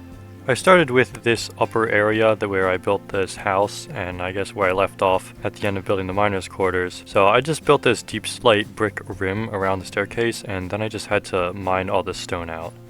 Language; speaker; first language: English; native; English